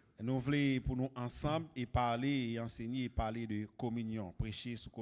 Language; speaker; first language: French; non-native, local second language; Haitian Creole